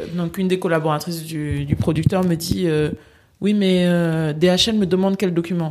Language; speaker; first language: French; native; French